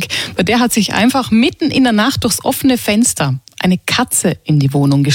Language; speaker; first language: German; native; German